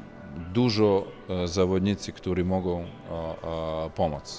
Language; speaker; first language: Polish; non-native, learner; Serbian